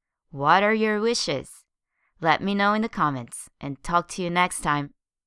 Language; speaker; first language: English; non-native, fluent; Portuguese